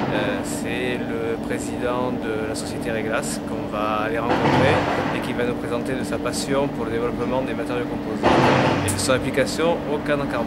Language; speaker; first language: French; native; French